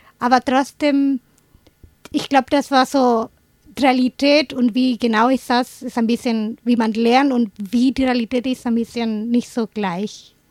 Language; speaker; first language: German; non-native, fluent; Spanish